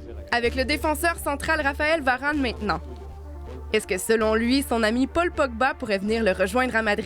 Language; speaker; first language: French; native; French